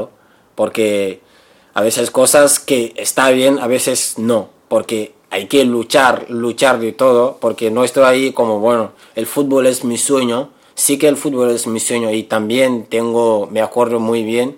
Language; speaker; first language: Spanish; non-native, learner; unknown